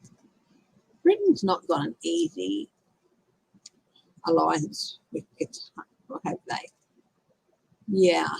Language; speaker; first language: English; native; English